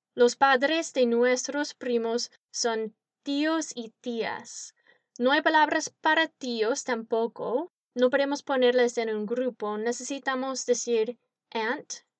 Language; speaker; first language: Spanish; non-native, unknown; English